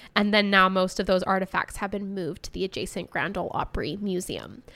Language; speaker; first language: English; native; English